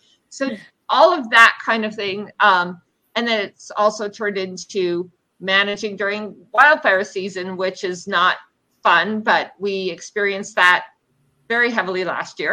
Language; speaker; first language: English; native; English